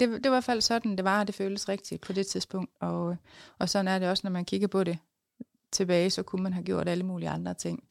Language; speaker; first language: Danish; native; Danish